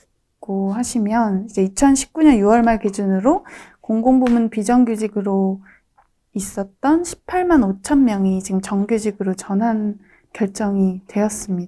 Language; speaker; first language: Korean; native; Korean